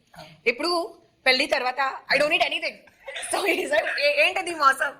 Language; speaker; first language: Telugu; non-native, learner; Hindi